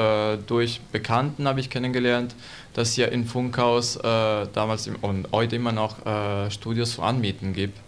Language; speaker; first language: German; non-native, learner; Italian